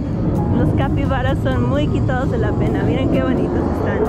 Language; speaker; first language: Spanish; early bilingual, heritage; Spanish